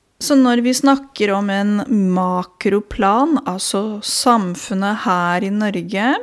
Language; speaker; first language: Norwegian; non-native, fluent; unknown